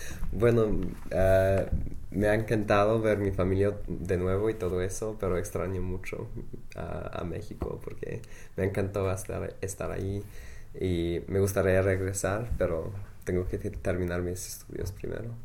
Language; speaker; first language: Spanish; non-native, fluent; English